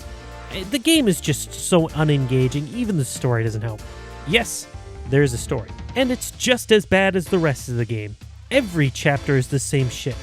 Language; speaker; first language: English; native; English